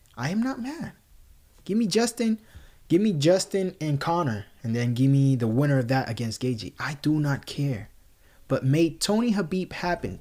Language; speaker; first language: English; non-native, local second language; Spanish